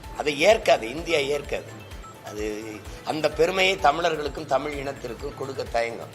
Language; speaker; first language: Tamil; native; Tamil